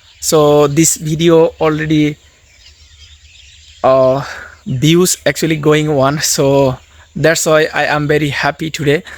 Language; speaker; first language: English; non-native, learner; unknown